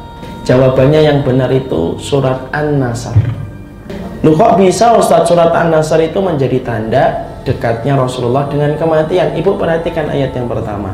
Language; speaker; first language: Indonesian; native; Indonesian